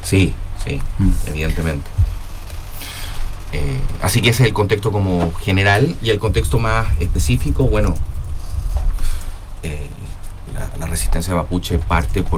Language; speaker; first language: Spanish; native; Spanish